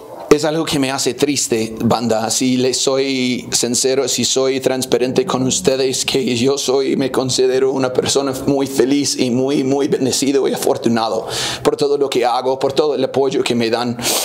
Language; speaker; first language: Spanish; non-native, fluent; English